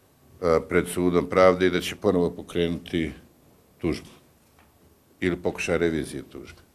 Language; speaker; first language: Croatian; native; Croatian